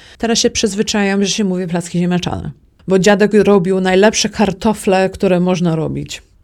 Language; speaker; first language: Polish; early bilingual, heritage; Polish